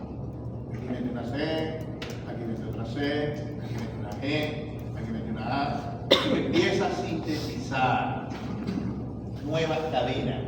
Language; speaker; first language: Spanish; native; Spanish